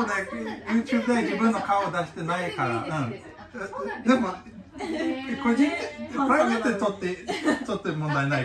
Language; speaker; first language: Japanese; non-native, fluent; Swedish